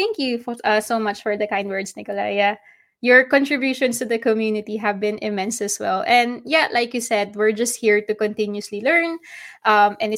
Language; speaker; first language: English; non-native, local second language; Filipino